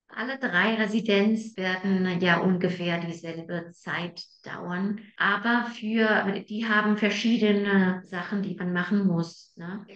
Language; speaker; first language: German; non-native, fluent; Spanish